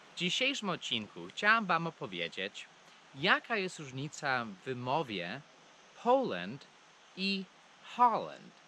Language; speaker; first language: Polish; non-native, fluent; English